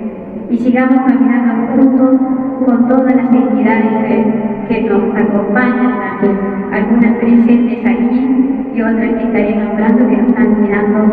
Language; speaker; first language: Spanish; native; Spanish